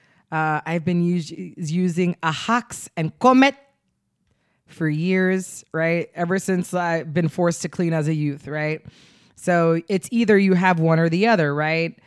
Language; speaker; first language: English; early bilingual, other home language; Spanish